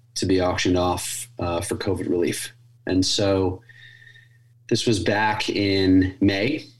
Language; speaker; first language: English; native; English